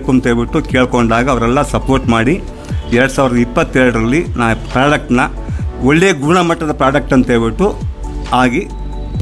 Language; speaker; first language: Kannada; native; Kannada